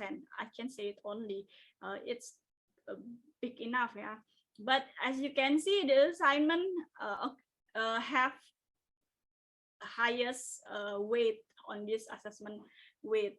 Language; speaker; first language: English; non-native, local second language; Indonesian